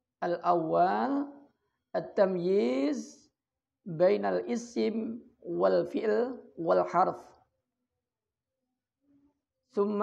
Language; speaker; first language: Arabic; non-native, fluent; Indonesian